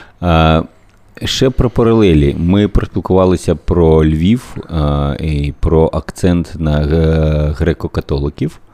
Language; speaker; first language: Ukrainian; native; Ukrainian